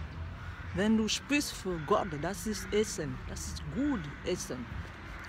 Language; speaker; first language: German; non-native, learner; French